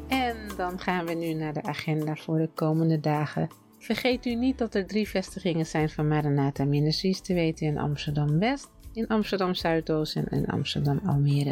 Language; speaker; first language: Dutch; native; Dutch